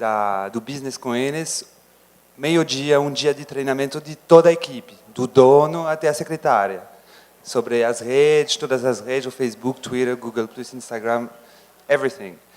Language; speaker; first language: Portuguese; non-native, fluent; French